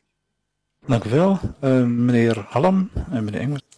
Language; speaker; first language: Dutch; native; Dutch